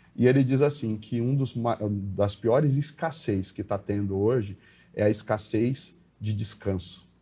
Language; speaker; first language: Portuguese; native; Portuguese